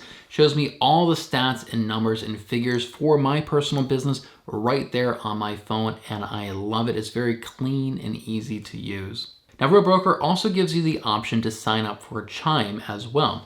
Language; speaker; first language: English; native; English